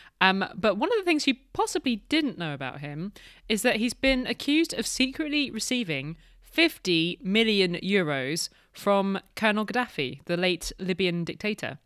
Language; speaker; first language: English; native; English